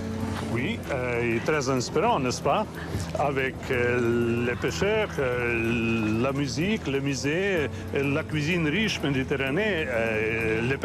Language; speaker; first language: French; non-native, fluent; Slovenian